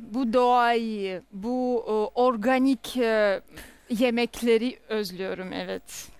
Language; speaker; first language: Turkish; non-native, fluent; Russian